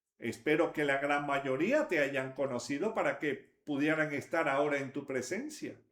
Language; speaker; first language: Spanish; native; Spanish